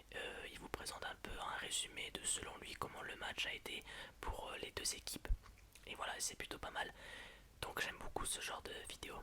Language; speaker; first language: French; native; French